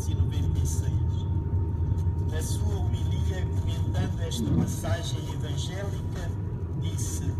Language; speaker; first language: Portuguese; native; Portuguese